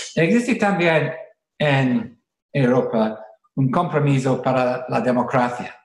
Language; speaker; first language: Spanish; non-native, fluent; English